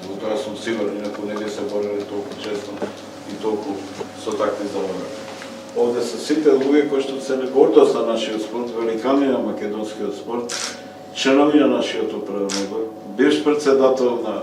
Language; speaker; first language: Macedonian; native; Macedonian